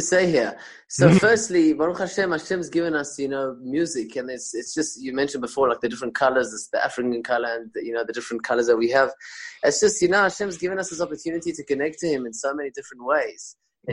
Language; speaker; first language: English; non-native, local second language; Spanish